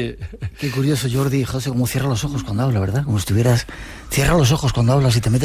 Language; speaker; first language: Spanish; native; Spanish